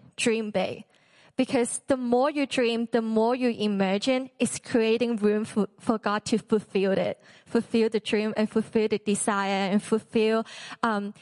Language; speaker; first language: English; non-native, local second language; Cantonese